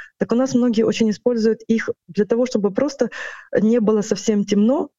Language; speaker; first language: Russian; non-native, local second language; Ukrainian